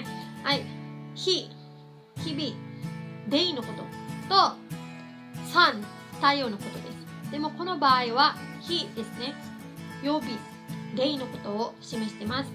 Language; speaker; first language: Japanese; non-native, fluent; Cebuano